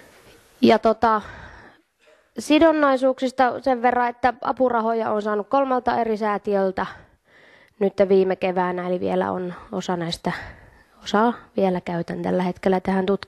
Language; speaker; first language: Finnish; native; Finnish